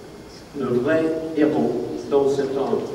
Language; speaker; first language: French; non-native, learner; English